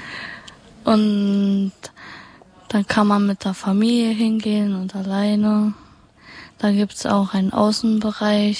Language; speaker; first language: German; native; German